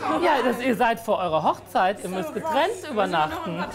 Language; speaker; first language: German; native; German